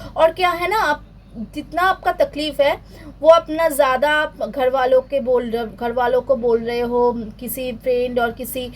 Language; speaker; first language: Hindi; non-native, local second language; Bangla